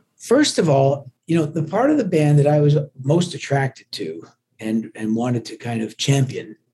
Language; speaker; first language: English; native; English